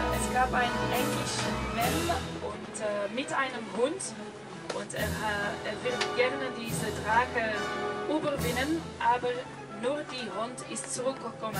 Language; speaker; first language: German; non-native, fluent; Norwegian